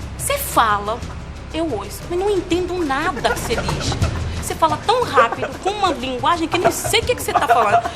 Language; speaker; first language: Portuguese; native; Portuguese